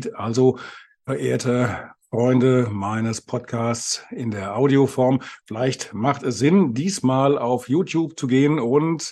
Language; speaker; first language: German; native; German